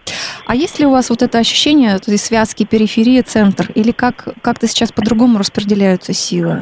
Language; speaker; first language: Russian; native; Russian